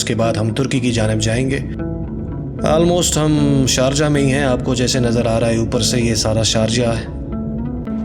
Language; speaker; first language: Urdu; non-native, local second language; Pashto